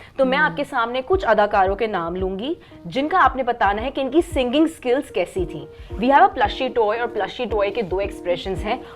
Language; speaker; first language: Urdu; native; Urdu